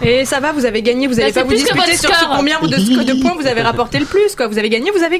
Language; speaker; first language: French; native; French